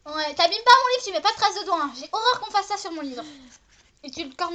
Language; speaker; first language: French; native; French